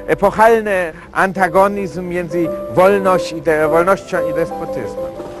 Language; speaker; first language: Polish; non-native, fluent; German